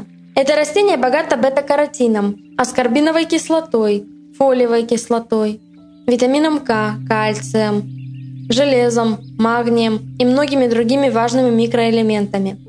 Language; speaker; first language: Russian; native; Russian